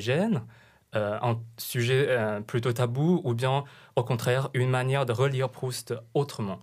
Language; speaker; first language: French; non-native, fluent; Chinese